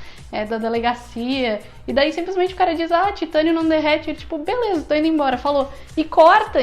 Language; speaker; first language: Portuguese; native; Portuguese